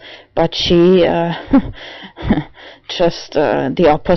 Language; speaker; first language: English; non-native, learner; German